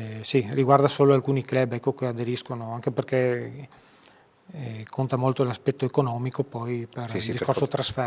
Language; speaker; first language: Italian; native; Italian